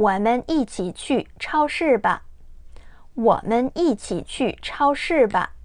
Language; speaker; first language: Chinese; non-native, fluent; Korean